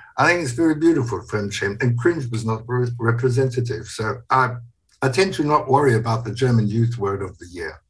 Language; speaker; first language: English; non-native, fluent; German